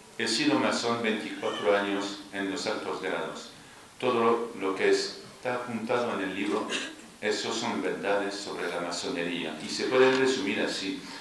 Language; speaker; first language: Spanish; early bilingual, heritage; French